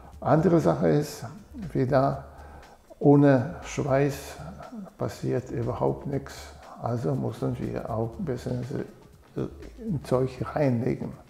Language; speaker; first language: German; non-native, fluent; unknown